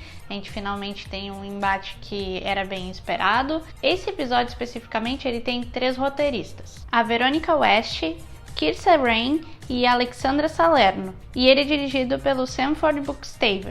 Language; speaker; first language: Portuguese; native; Portuguese